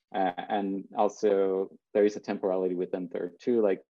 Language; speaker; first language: English; early bilingual, other home language; Spanish